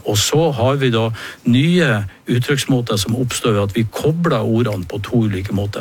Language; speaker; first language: Norwegian; native; Norwegian